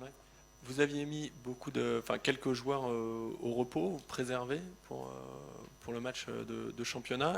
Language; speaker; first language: French; native; French